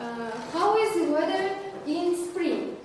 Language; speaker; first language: English; non-native, learner; Kazakh